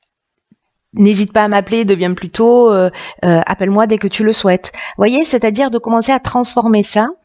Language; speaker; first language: French; native; French